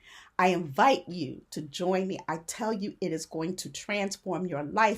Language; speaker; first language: English; native; English